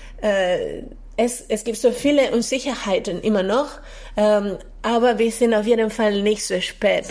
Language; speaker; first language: German; non-native, fluent; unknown